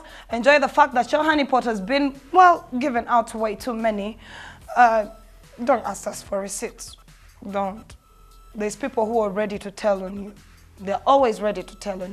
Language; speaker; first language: English; non-native, local second language; Ganda